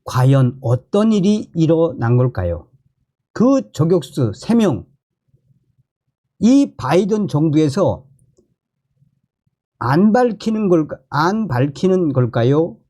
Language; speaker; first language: Korean; native; Korean